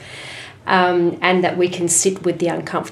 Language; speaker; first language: English; native; English